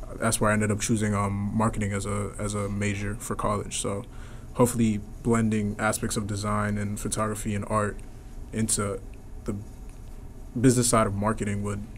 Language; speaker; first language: English; native; English